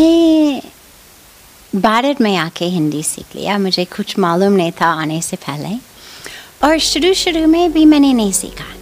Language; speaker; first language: Hindi; non-native, fluent; English